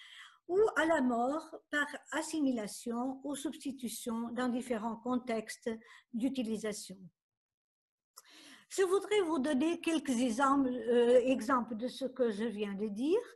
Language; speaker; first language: French; non-native, fluent; Portuguese